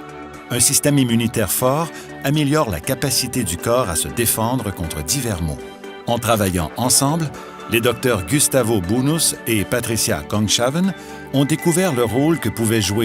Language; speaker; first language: French; native; French